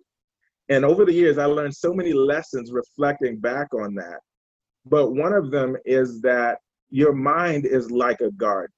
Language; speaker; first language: English; native; English